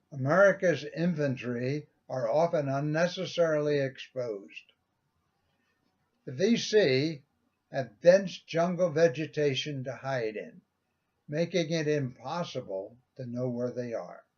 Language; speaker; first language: English; native; English